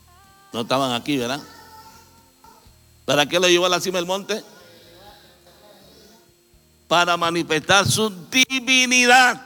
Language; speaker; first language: Spanish; native; Spanish